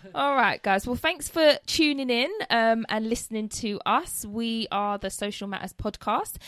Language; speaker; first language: English; native; English